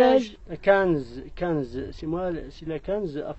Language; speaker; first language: French; non-native, learner; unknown